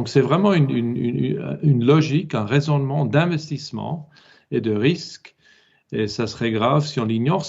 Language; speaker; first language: French; non-native, local second language; German